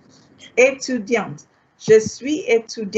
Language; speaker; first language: French; non-native, fluent; Malay